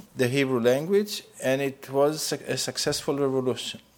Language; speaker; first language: English; non-native, fluent; Hebrew